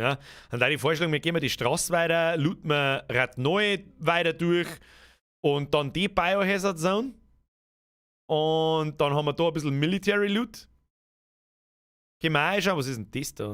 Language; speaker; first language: German; native; German